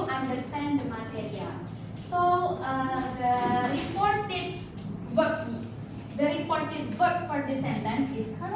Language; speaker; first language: English; non-native, fluent; Indonesian